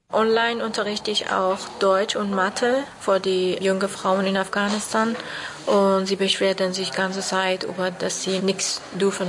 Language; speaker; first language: German; non-native, fluent; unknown